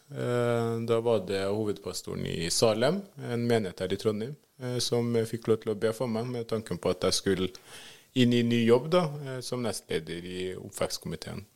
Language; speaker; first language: Norwegian; early bilingual, other home language; Swahili